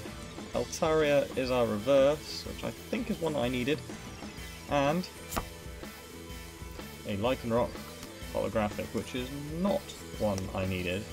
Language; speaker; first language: English; native; English